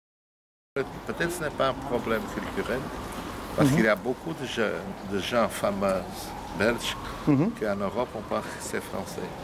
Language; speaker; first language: French; non-native, learner; Portuguese